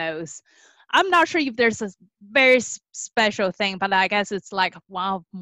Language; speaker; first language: English; non-native, fluent; Chinese